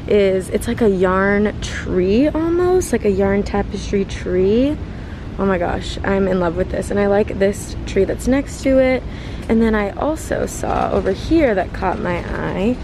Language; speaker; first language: English; native; English